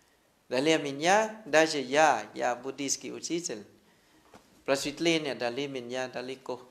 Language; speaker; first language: Russian; non-native, fluent; Thai